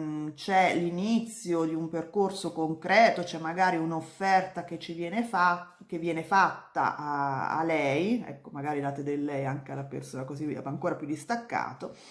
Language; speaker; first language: Italian; native; Italian